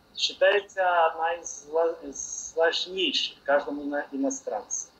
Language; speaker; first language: Russian; non-native, learner; Portuguese